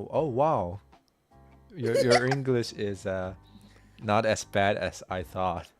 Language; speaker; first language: English; non-native, fluent; Min Nan Chinese